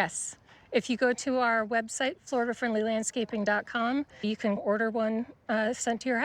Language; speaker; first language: English; native; English